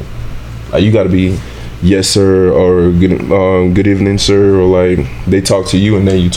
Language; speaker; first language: English; non-native, local second language; Esan